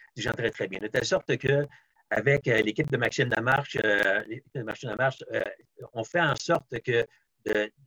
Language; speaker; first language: French; native; French